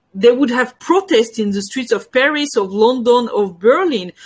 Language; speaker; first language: English; non-native, fluent; French